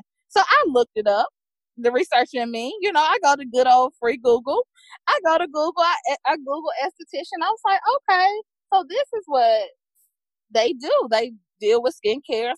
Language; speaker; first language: English; native; English